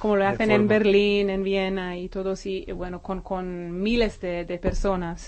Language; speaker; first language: Spanish; non-native, fluent; Hebrew